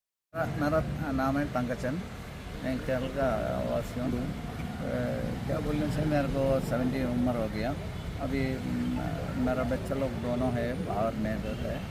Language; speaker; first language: Hindi; non-native, local second language; Malayalam